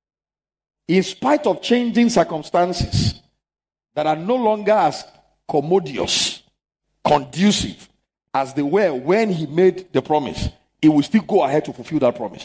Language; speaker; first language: English; non-native, local second language; Yoruba